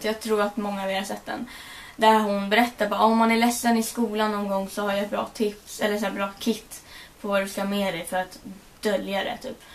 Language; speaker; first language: Swedish; native; Swedish